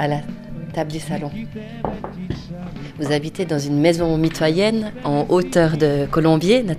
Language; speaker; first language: French; native; French